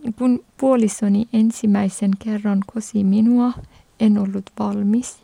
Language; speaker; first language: Finnish; non-native, fluent; Persian